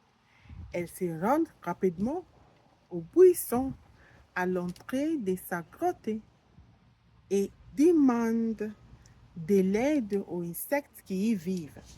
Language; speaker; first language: French; non-native, learner; English